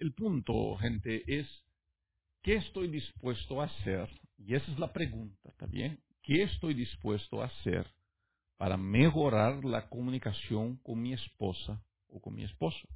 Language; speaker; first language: Spanish; native; Spanish